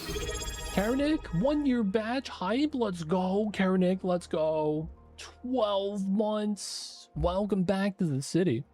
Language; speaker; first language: English; native; English